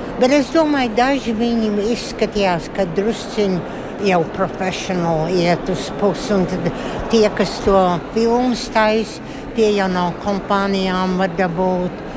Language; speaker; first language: Latvian; early bilingual, heritage; Latvian